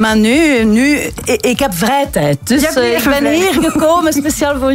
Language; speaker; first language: Dutch; non-native, learner; French